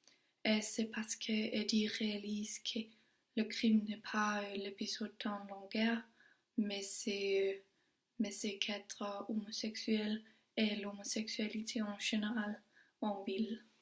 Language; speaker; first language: French; non-native, learner; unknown